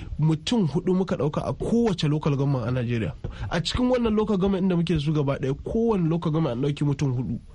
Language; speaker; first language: Hausa; native; Hausa